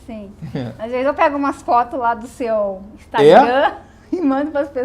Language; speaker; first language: Portuguese; native; Portuguese